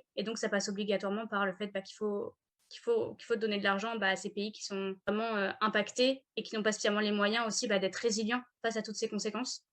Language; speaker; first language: French; native; French